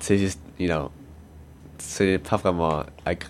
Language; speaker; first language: French; non-native, local second language; English